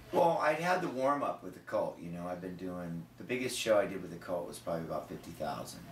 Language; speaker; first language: English; native; English